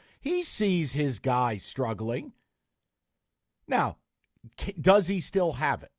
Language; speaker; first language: English; native; English